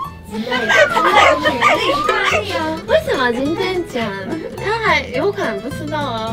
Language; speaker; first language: Chinese; non-native, fluent; Japanese